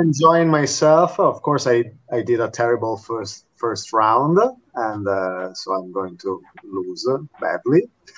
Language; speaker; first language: English; non-native, fluent; Italian